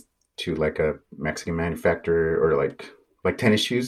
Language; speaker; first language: English; non-native, fluent; Spanish